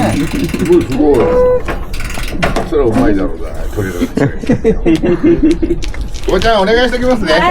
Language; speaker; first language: Japanese; native; Japanese